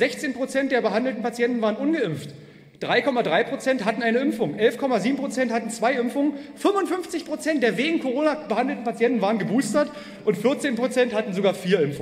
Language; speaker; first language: German; native; German